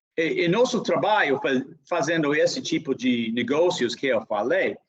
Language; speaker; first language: Portuguese; non-native, fluent; English